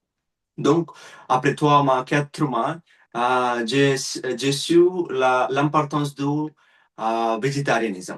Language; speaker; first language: French; non-native, learner; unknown